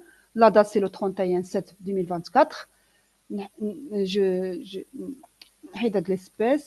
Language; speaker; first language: French; non-native, local second language; Arabic